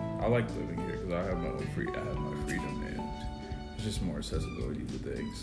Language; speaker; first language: English; non-native, local second language; Yoruba